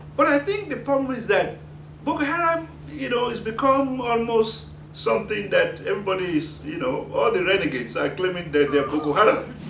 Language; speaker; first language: English; non-native, local second language; Yoruba